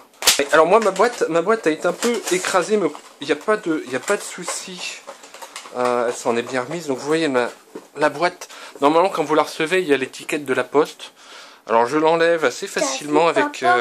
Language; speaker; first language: French; native; French